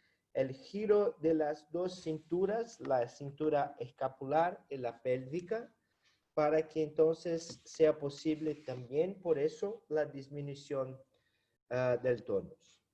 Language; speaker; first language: Spanish; non-native, fluent; Portuguese